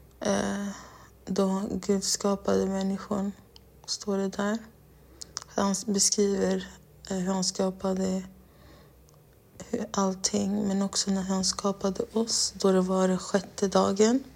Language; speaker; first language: Swedish; non-native, local second language; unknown